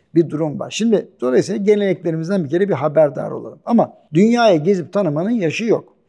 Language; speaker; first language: Turkish; native; Turkish